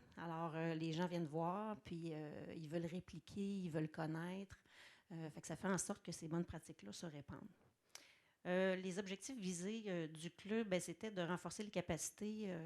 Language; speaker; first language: French; native; French